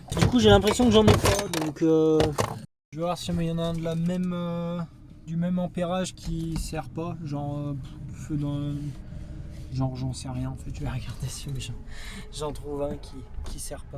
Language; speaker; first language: French; native; French